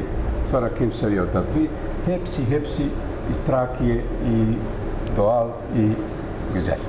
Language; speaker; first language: Turkish; non-native, learner; Bosnian